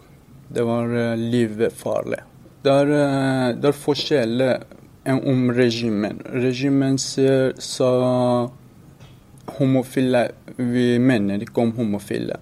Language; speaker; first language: Norwegian; non-native, learner; Persian